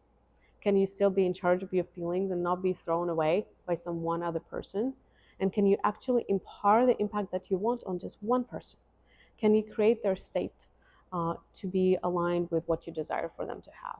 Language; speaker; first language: English; non-native, fluent; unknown